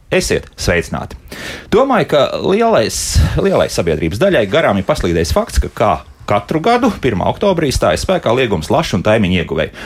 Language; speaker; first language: Latvian; native; Latvian